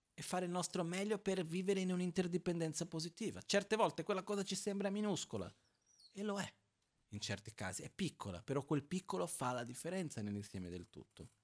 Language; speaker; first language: Italian; non-native, fluent; Portuguese